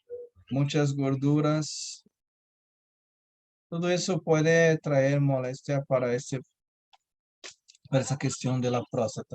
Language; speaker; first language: Spanish; non-native, learner; Portuguese